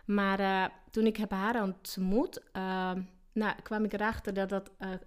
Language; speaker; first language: Dutch; non-native, fluent; Slovak